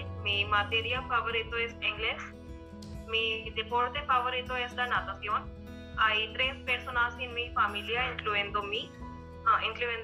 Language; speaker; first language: Spanish; non-native, learner; Hindi